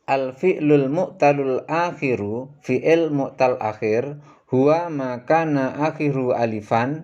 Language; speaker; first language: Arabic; non-native, fluent; Indonesian